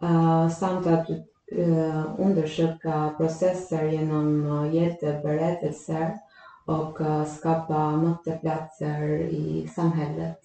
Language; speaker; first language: Swedish; non-native, fluent; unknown